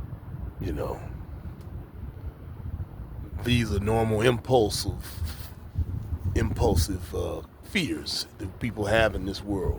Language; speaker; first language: English; native; English